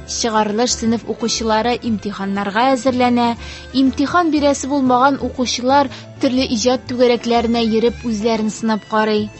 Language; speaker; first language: Tatar; native; Tatar